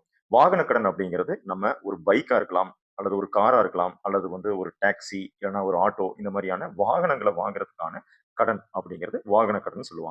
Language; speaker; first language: Tamil; native; Tamil